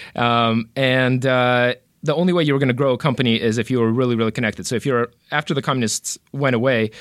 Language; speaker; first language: English; early bilingual, other home language; Russian